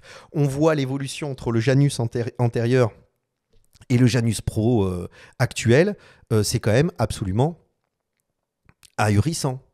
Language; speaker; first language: French; native; French